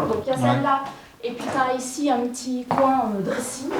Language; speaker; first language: French; native; French